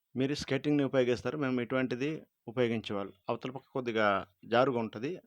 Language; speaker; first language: Telugu; non-native, local second language; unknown